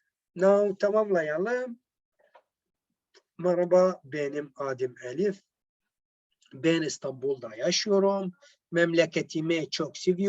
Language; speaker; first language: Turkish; non-native, learner; Arabic